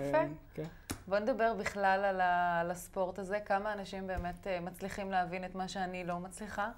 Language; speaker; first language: Hebrew; native; Hebrew